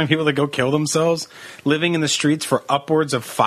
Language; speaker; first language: English; early bilingual, other home language; Italian